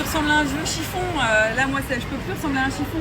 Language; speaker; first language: French; native; French